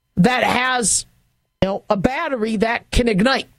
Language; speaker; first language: English; native; English